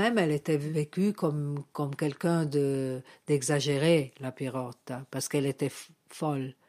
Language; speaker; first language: French; non-native, fluent; Italian